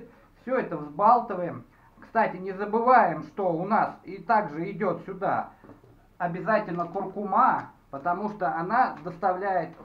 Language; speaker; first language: Russian; native; Russian